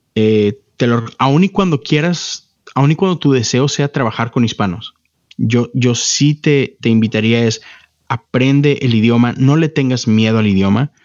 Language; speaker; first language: Spanish; native; Spanish